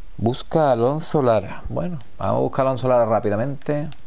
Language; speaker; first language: Spanish; native; Spanish